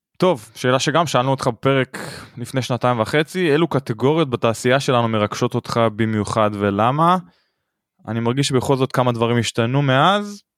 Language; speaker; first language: Hebrew; native; Hebrew